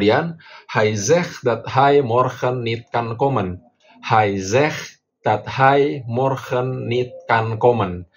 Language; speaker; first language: Dutch; non-native, fluent; Indonesian